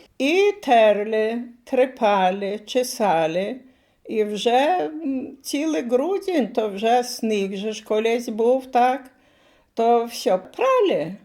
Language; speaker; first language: Ukrainian; native; Ukrainian